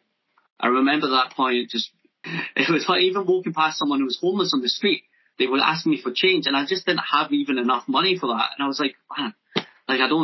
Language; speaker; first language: English; native; English